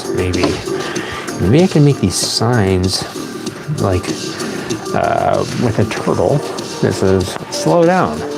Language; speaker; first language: English; native; English